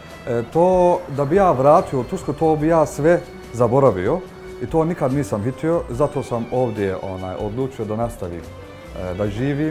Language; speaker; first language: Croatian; non-native, fluent; Turkish